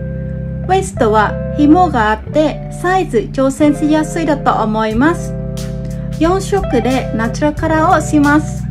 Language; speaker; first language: Japanese; non-native, fluent; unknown